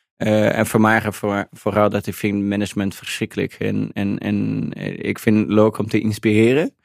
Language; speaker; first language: Dutch; non-native, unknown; Portuguese